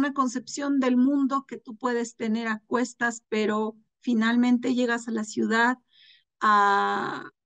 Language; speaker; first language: Spanish; non-native, local second language; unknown